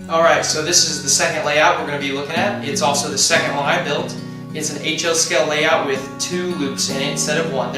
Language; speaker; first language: English; native; English